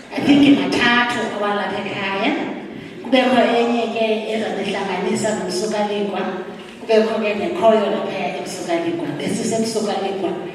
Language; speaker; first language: Zulu; non-native, local second language; Xhosa